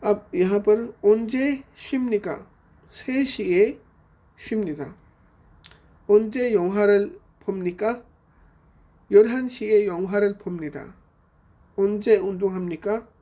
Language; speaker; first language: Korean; non-native, fluent; Urdu